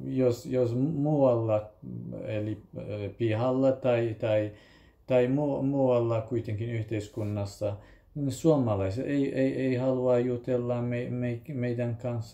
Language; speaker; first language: Finnish; non-native, fluent; Kurdish